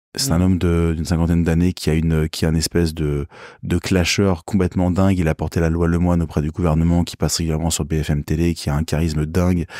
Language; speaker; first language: French; native; French